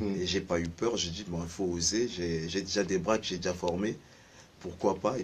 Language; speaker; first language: French; non-native, local second language; Sango